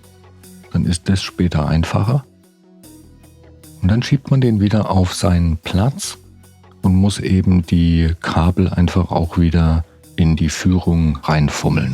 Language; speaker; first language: German; native; German